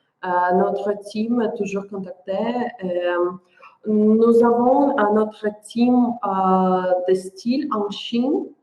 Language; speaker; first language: French; non-native, learner; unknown